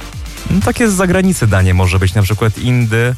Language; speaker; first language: Polish; native; Polish